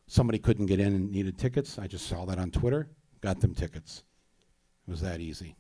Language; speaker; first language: English; native; English